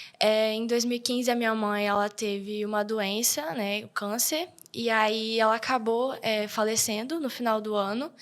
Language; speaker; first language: Portuguese; early bilingual, heritage; Portuguese